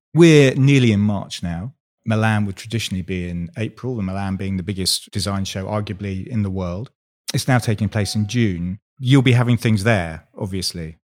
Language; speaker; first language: English; native; English